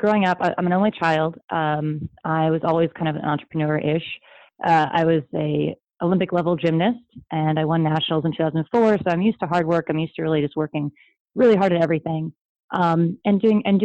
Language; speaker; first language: English; native; English